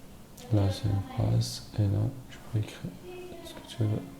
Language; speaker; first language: French; non-native, learner; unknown